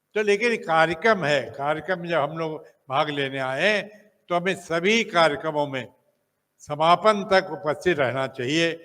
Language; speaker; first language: Hindi; native; Hindi